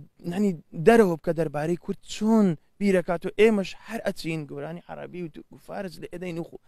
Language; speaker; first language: Central Kurdish; early bilingual, heritage; Central Kurdish